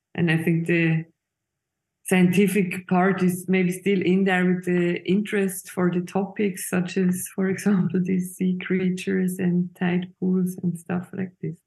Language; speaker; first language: English; non-native, fluent; Swiss German